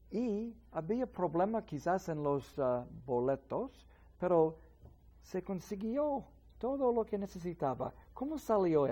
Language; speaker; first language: Spanish; non-native, fluent; English